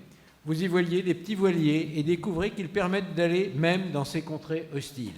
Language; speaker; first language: French; native; French